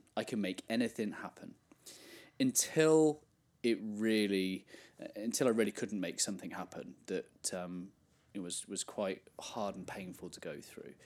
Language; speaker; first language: English; native; English